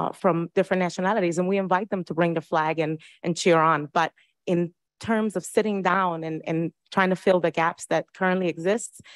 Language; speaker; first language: English; early bilingual, other home language; Spanish